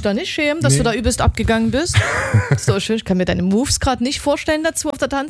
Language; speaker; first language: German; native; German